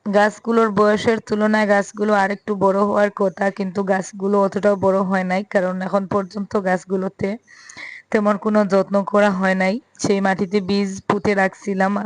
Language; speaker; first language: Bangla; native; Bangla